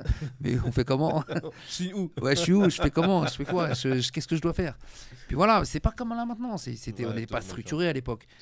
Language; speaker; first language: French; native; French